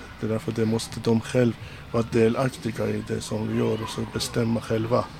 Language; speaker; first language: Swedish; non-native, fluent; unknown